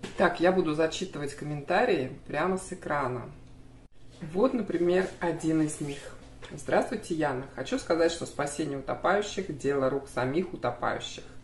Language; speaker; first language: Russian; native; Russian